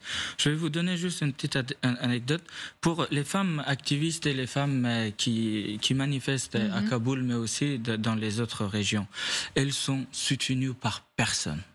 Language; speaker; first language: French; non-native, fluent; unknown